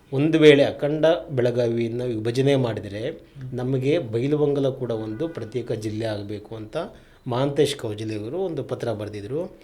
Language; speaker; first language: Kannada; native; Kannada